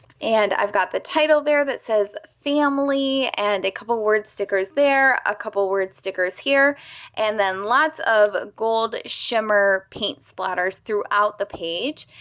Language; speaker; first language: English; native; English